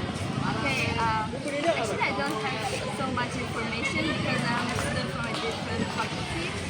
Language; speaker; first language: English; non-native, fluent; Tajik